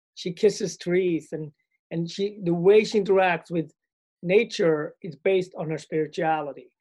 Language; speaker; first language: English; early bilingual, other home language; Swedish